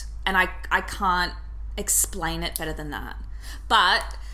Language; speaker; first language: English; native; English